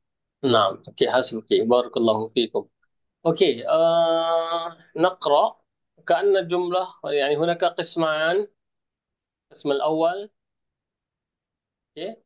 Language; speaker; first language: Arabic; non-native, fluent; Malay